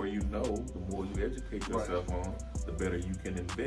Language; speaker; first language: English; native; English